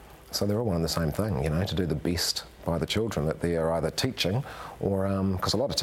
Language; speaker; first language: English; native; English